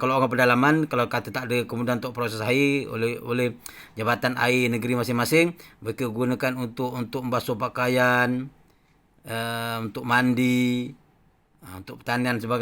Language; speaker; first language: Malay; native; Malay